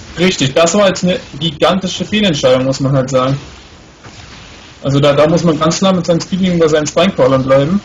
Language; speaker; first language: German; native; German